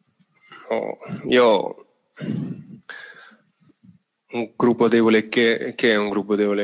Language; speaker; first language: Italian; non-native, fluent; German